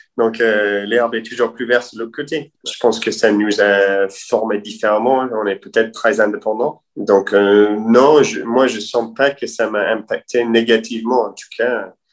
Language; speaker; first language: French; non-native, fluent; English